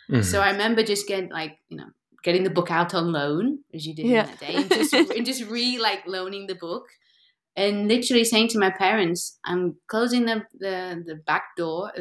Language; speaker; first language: English; native; English